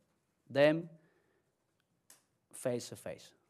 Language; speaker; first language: English; non-native, learner; Spanish